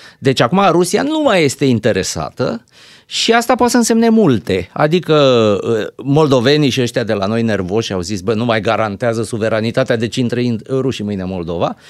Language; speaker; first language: Romanian; native; Romanian